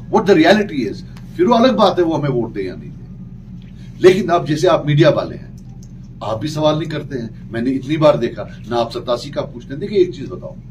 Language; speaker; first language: Urdu; non-native, local second language; Kashmiri